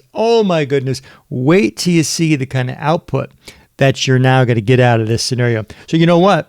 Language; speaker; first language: English; native; English